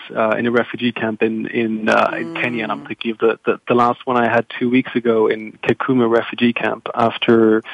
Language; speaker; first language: English; non-native, fluent; French